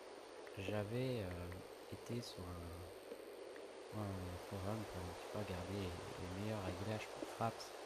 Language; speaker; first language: French; native; French